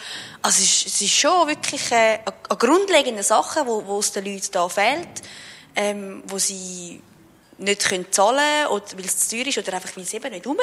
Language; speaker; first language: German; native; German